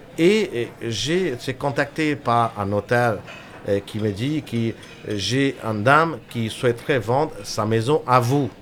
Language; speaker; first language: French; non-native, fluent; Hindi